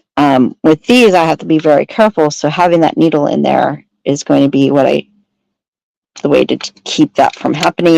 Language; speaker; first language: English; native; English